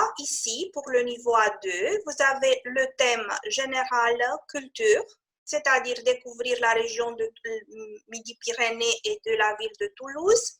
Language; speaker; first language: French; non-native, fluent; Romanian